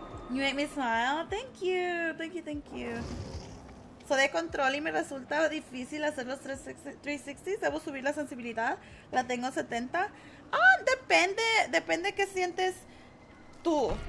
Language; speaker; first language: Spanish; early bilingual, heritage; Spanish